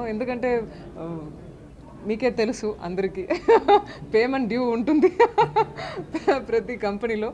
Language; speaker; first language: Telugu; non-native, fluent; Tamil